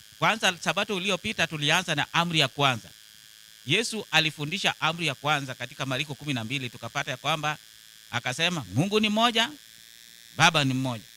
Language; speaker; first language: Swahili; non-native, local second language; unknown